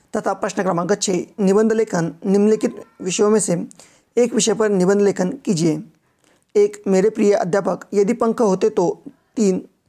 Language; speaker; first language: Hindi; non-native, local second language; Marathi